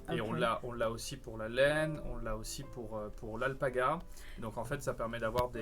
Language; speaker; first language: French; native; French